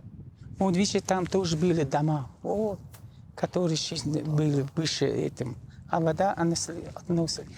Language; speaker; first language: Russian; non-native, learner; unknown